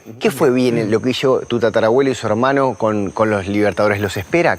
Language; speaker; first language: Spanish; native; Spanish